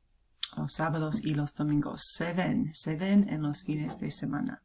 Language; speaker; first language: Spanish; non-native, fluent; English